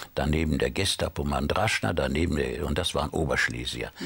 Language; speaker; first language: German; native; German